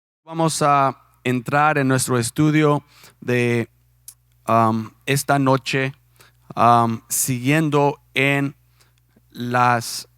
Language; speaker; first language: Spanish; non-native, fluent; English